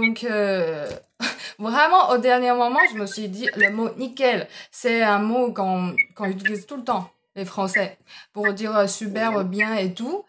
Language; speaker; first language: French; non-native, fluent; Chinese